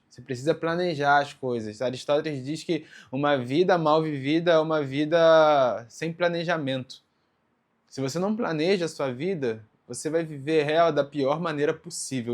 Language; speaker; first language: Portuguese; native; Portuguese